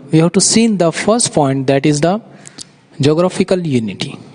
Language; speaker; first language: English; non-native, local second language; Urdu